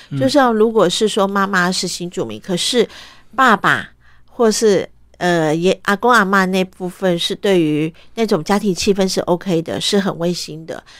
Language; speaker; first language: Chinese; early bilingual, other home language; Cantonese